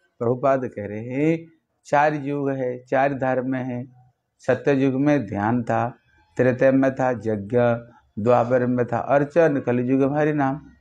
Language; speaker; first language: Hindi; non-native, local second language; Bangla